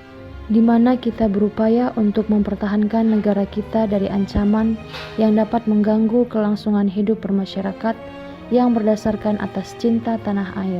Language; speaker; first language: Indonesian; native; Indonesian